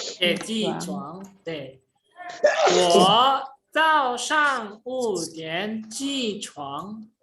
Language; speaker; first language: Chinese; non-native, fluent; Indonesian